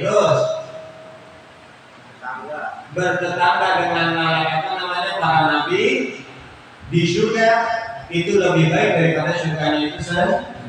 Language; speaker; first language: Indonesian; native; Indonesian